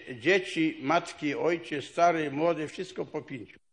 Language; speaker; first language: Polish; non-native, local second language; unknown